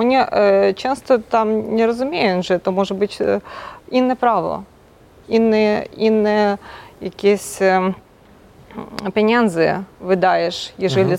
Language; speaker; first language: Polish; non-native, local second language; Ukrainian